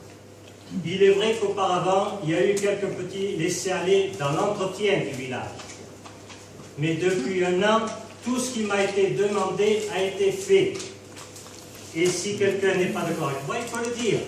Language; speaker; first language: French; native; French